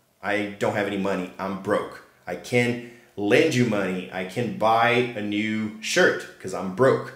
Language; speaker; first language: English; non-native, fluent; Portuguese